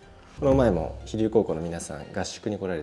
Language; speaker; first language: Japanese; native; Japanese